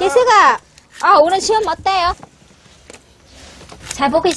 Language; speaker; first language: Korean; non-native, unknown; Vietnamese